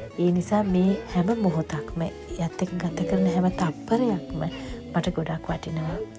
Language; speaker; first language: Sinhala; native; Sinhala